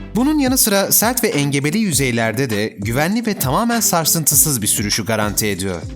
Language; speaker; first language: Turkish; native; Turkish